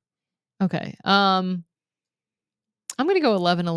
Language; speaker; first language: English; native; English